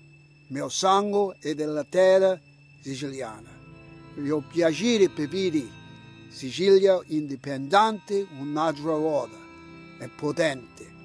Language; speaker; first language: Italian; early bilingual, heritage; English